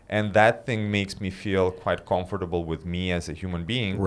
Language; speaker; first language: English; non-native, fluent; Lithuanian